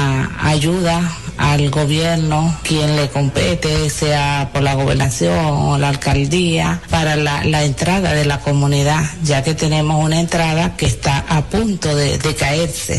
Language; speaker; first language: Spanish; native; Spanish